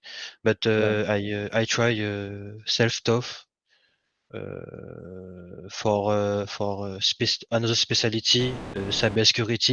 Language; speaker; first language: English; non-native, learner; French